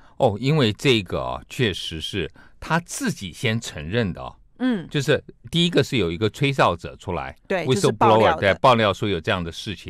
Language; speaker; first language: Chinese; native; Chinese